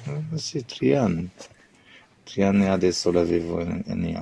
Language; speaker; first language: Italian; non-native, learner; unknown